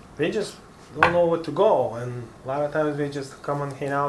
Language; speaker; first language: English; non-native, fluent; Lithuanian